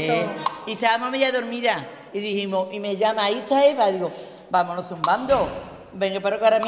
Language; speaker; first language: Spanish; native; Spanish